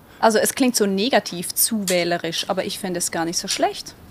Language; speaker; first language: German; native; German